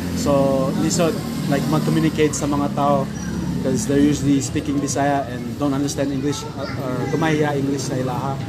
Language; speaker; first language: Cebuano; non-native, learner; English